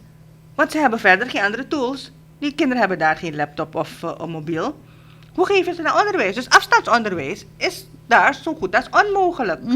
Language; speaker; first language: Dutch; native; Dutch